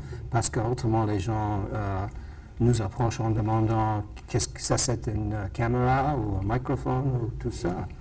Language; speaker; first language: French; non-native, fluent; English